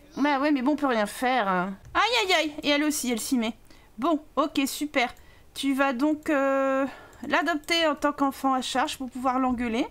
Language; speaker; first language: French; native; French